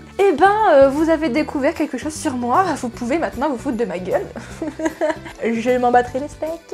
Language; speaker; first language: French; native; French